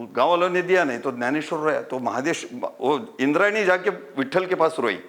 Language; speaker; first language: Hindi; non-native, local second language; Marathi